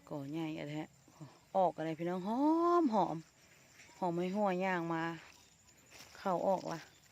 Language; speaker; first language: Thai; native; Thai